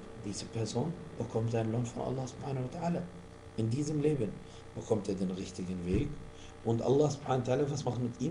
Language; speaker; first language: German; non-native, fluent; Arabic